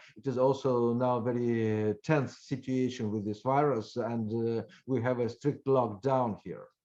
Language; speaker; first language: English; non-native, fluent; Russian